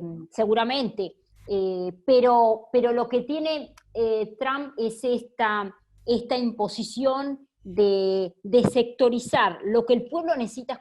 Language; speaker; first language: Spanish; native; Spanish